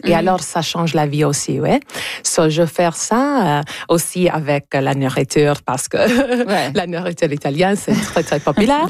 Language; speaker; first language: French; non-native, local second language; English